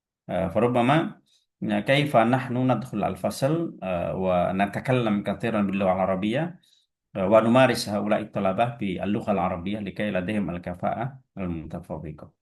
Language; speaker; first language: Arabic; non-native, fluent; Indonesian